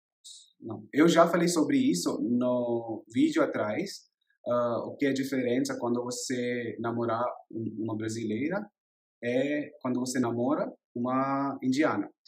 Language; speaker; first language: Portuguese; non-native, learner; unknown